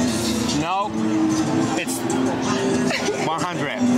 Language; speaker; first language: English; non-native, learner; Japanese